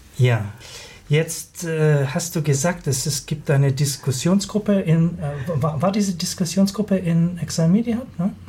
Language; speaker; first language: German; native; German